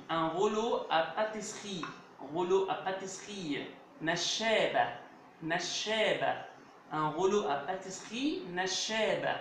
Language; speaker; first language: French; non-native, fluent; Arabic